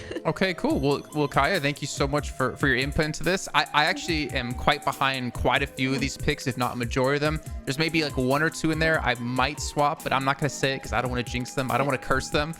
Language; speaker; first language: English; native; English